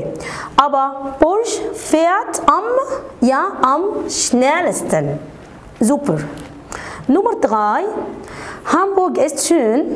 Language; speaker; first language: German; non-native, fluent; Arabic